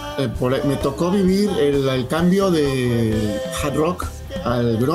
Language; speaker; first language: Spanish; native; Spanish